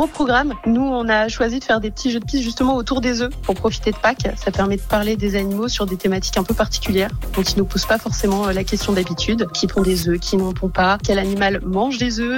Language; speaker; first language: French; native; French